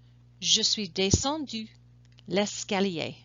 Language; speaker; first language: French; non-native, fluent; English